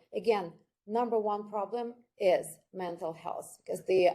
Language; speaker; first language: English; non-native, fluent; Ukrainian